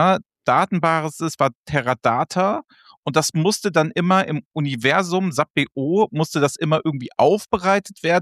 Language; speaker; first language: German; native; German